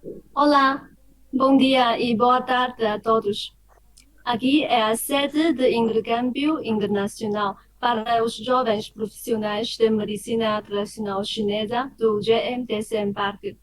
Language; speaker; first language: Portuguese; non-native, fluent; Chinese